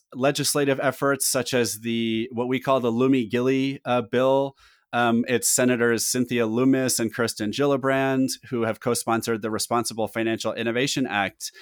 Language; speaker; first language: English; native; English